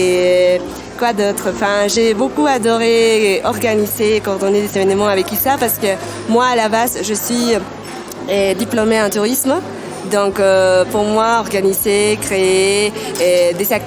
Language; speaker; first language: French; non-native, fluent; Spanish